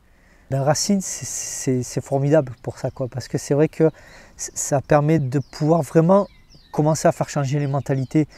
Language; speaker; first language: French; native; French